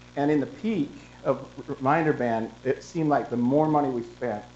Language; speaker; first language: English; native; English